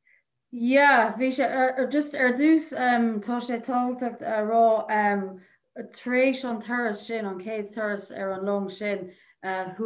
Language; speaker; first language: Irish; non-native, local second language; English